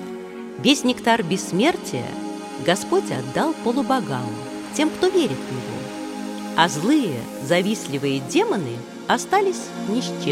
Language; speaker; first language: Russian; native; Russian